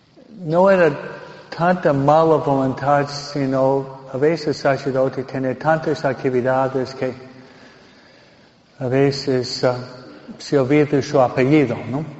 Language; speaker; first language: Spanish; non-native, fluent; English